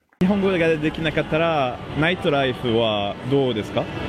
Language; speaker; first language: Japanese; non-native, learner; French